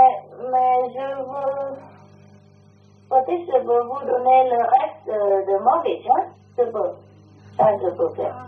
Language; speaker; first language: French; non-native, learner; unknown